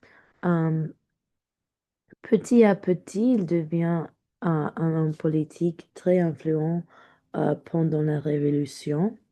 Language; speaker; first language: French; non-native, learner; English